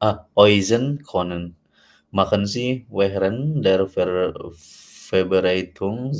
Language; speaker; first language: German; non-native, learner; Indonesian